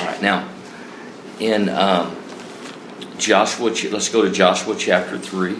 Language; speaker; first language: English; native; English